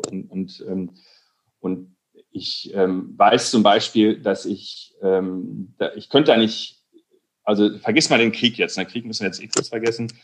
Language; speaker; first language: German; native; German